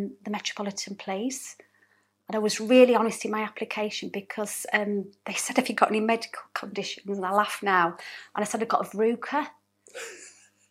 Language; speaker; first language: English; native; English